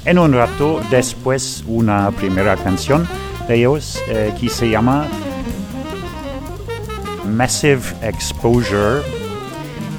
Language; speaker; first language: Spanish; non-native, learner; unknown